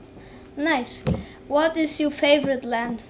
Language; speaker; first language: English; non-native, learner; German